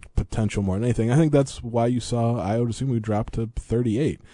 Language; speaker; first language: English; native; English